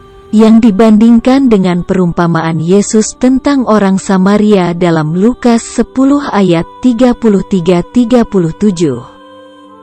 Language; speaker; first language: Indonesian; native; Indonesian